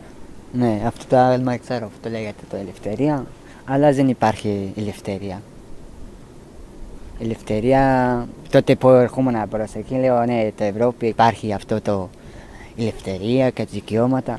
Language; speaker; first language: Greek; non-native, learner; Persian